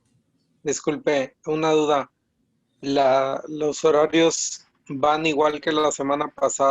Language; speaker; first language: Spanish; native; Spanish